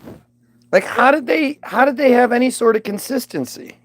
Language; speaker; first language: English; native; English